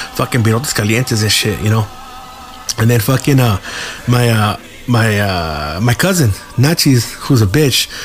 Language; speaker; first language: English; early bilingual, other home language; Spanish